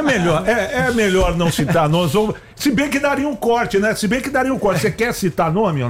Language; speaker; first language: Portuguese; native; Portuguese